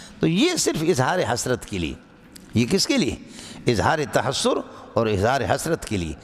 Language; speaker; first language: Urdu; non-native, local second language; Brahui